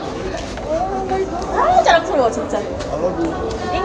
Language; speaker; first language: Korean; non-native, learner; Filipino